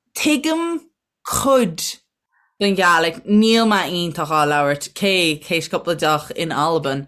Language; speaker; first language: Irish; native; Irish